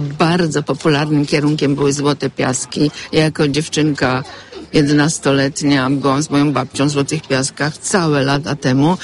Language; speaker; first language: Polish; native; Polish